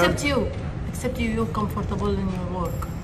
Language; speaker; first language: English; non-native, learner; Arabic